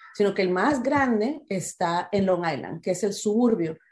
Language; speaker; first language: Spanish; native; Spanish